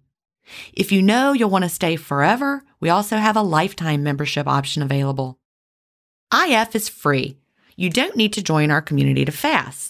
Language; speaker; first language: English; native; English